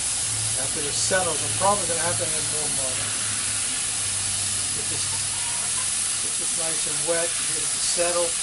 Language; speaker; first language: English; native; English